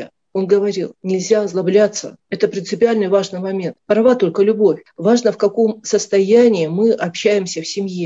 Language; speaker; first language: Russian; native; Russian